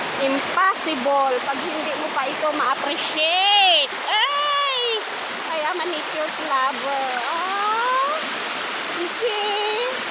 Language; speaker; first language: Filipino; non-native, local second language; Hiligaynon